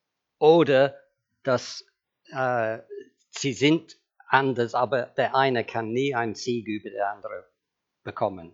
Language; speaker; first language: German; non-native, fluent; English